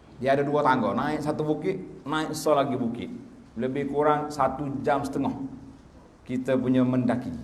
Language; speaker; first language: Malay; native; Malay